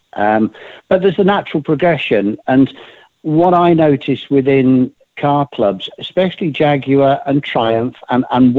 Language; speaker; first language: English; native; English